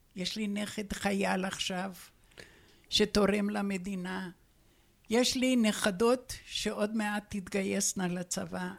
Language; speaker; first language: Hebrew; non-native, fluent; Romanian